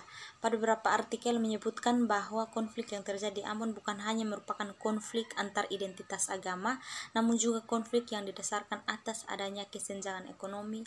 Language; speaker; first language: Indonesian; native; Indonesian